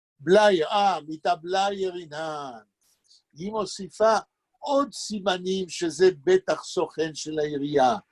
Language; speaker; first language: Hebrew; native; Hebrew